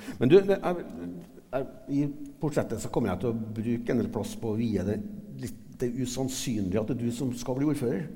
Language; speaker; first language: Norwegian; native; Norwegian